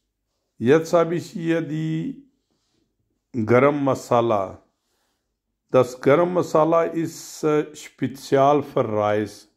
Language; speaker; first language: German; non-native, learner; Urdu